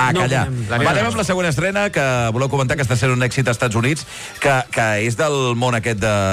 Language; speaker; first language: Catalan; native; Catalan